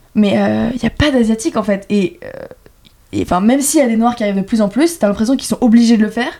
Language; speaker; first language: French; native; French